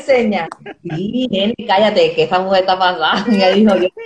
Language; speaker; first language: Spanish; native; Spanish